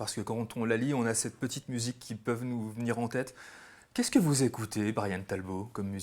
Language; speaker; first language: French; native; French